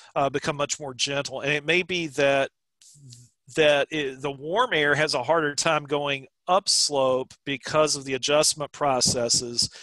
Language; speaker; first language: English; native; English